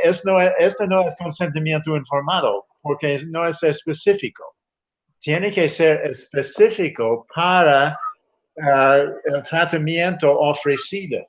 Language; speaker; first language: Spanish; non-native, fluent; English